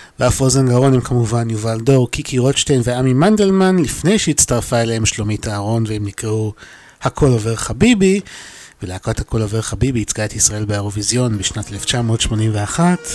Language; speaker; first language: Hebrew; native; Hebrew